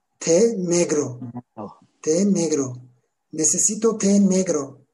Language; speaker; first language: Spanish; non-native, learner; Turkish